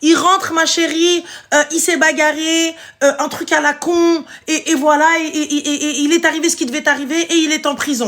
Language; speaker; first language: French; early bilingual, other home language; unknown